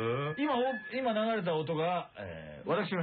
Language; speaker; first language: Japanese; native; Japanese